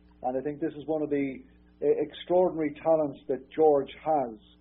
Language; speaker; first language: English; native; English